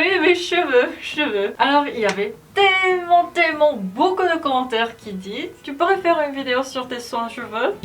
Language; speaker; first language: French; non-native, learner; Korean